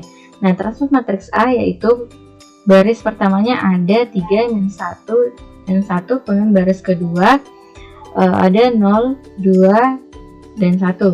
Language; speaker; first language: Indonesian; native; Indonesian